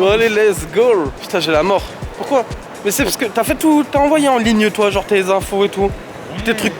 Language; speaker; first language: French; native; French